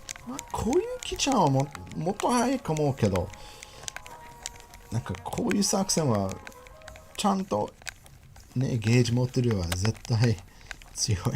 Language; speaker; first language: Japanese; non-native, learner; English